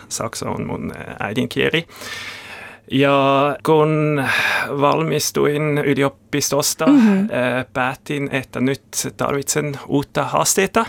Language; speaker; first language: Finnish; non-native, fluent; German